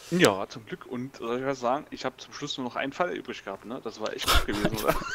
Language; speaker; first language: German; native; German